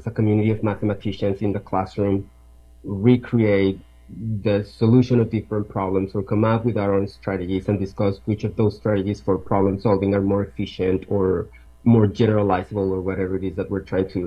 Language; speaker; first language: English; non-native, fluent; Spanish